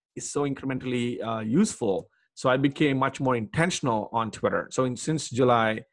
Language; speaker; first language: English; non-native, local second language; Telugu